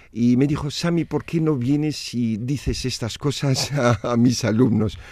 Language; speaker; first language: Spanish; non-native, fluent; Arabic